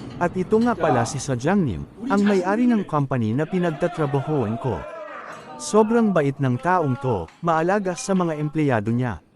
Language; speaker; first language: Filipino; native; Filipino